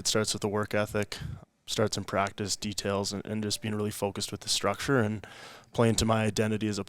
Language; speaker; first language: English; native; English